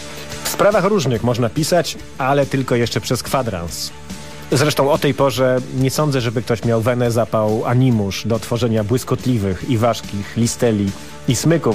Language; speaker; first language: Polish; native; Polish